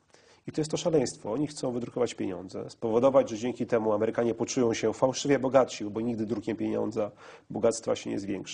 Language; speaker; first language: Polish; native; Polish